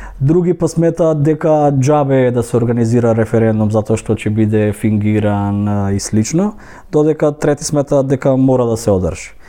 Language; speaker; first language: Macedonian; native; Macedonian